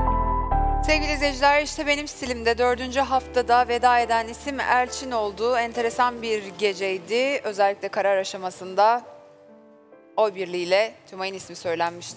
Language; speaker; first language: Turkish; native; Turkish